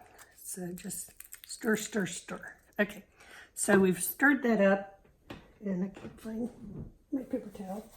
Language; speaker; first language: English; native; English